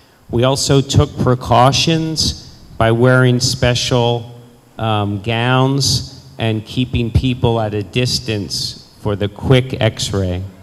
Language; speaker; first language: English; native; English